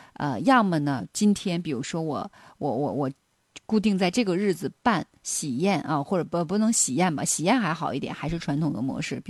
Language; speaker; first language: Chinese; native; Chinese